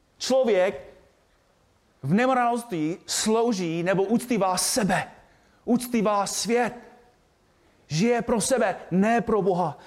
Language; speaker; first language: Czech; non-native, fluent; English